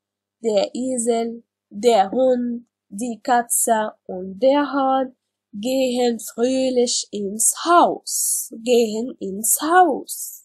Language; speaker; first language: German; non-native, learner; Arabic